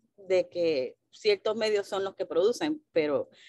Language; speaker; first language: Spanish; early bilingual, heritage; Spanish